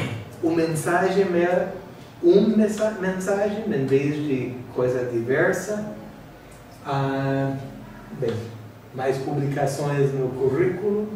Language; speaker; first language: Portuguese; non-native, fluent; English